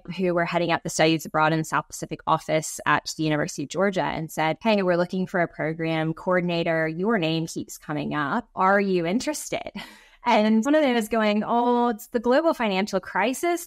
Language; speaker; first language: English; native; English